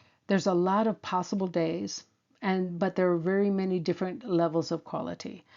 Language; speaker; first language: English; native; English